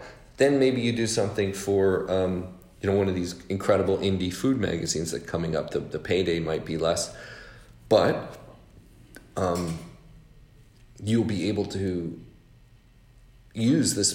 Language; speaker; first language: English; native; English